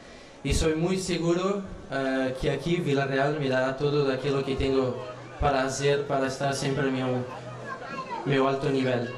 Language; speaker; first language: Spanish; non-native, learner; Portuguese